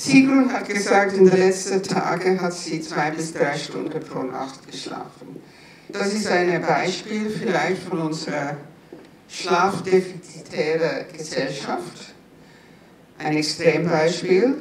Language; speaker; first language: German; non-native, fluent; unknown